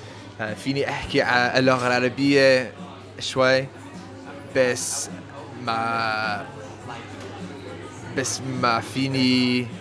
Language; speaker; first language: Arabic; non-native, learner; English